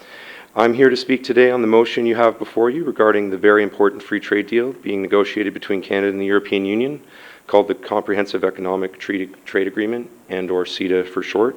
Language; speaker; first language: English; native; English